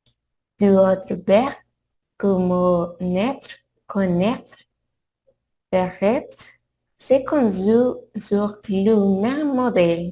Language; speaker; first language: French; non-native, learner; Spanish